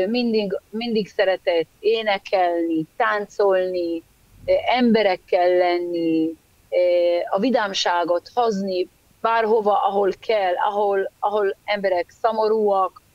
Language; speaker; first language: Hungarian; early bilingual, heritage; Hebrew